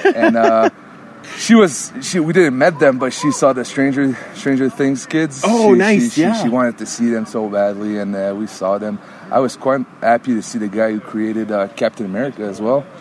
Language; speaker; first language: English; native; English